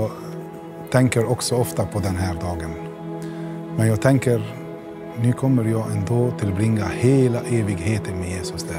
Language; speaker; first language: Swedish; non-native, fluent; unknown